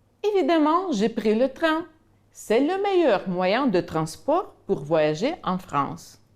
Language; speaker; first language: French; non-native, fluent; Ukrainian